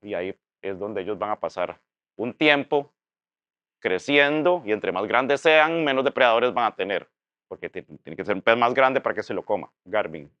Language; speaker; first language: Spanish; native; Spanish